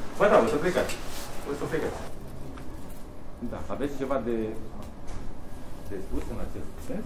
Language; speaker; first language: Romanian; native; Romanian